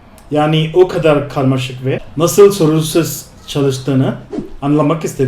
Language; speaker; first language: Turkish; non-native, fluent; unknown